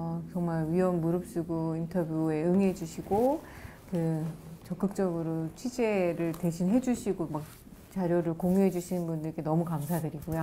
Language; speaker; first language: Korean; native; Korean